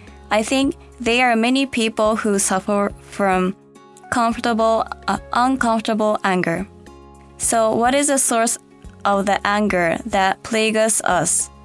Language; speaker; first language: English; non-native, fluent; Japanese